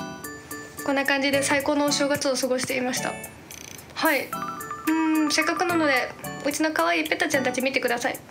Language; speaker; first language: Japanese; native; Japanese